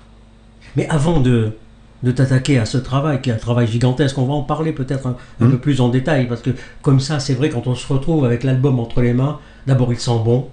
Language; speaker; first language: French; native; French